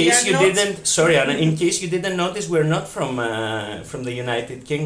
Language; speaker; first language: English; non-native, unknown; Greek